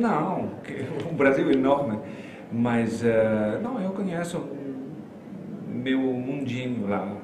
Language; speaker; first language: Portuguese; non-native, fluent; French